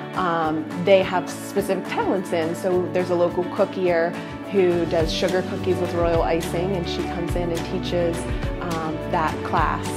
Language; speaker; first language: English; native; English